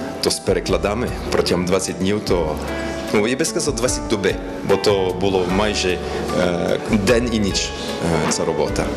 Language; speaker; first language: Ukrainian; early bilingual, heritage; Ukrainian